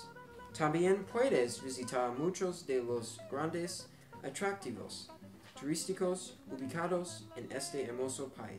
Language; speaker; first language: Spanish; non-native, learner; English